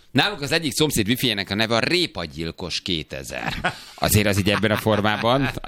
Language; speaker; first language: Hungarian; native; Hungarian